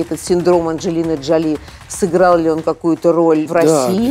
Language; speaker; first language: Russian; native; Russian